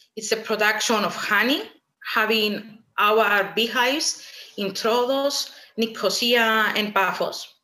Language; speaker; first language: English; non-native, fluent; Greek